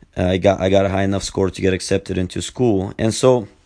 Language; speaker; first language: English; non-native, fluent; Bulgarian